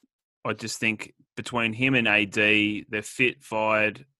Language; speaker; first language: English; native; English